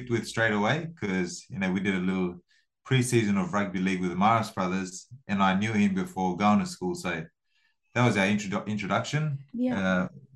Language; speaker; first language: English; early bilingual, other home language; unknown